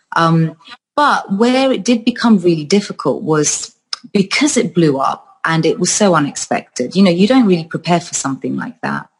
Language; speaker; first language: English; early bilingual, other home language; Georgian